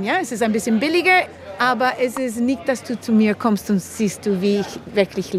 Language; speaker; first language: German; non-native, fluent; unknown